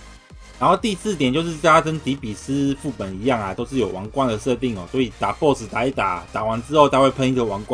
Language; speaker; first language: Chinese; native; Chinese